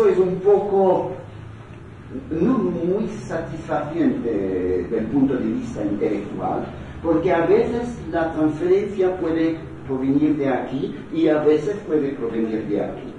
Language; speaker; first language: Spanish; non-native, fluent; French